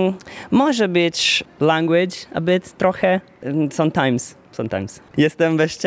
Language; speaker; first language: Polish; non-native, learner; Italian